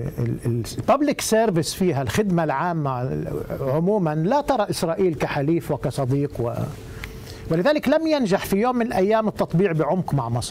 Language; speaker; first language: Arabic; native; Arabic